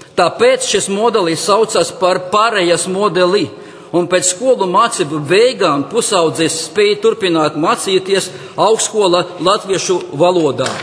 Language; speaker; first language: Latvian; non-native, local second language; Russian